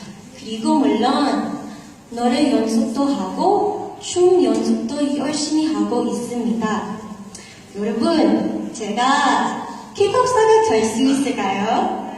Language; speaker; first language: Korean; non-native, learner; English